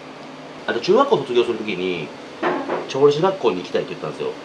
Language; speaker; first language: Japanese; native; Japanese